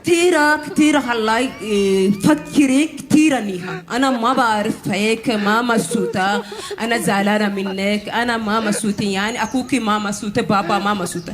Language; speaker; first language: Arabic; non-native, learner; Amharic